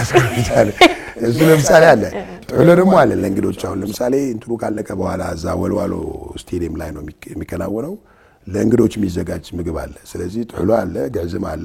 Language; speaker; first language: Amharic; non-native, local second language; Tigrinya